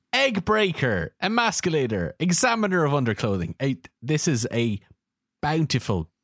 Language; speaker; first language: English; native; English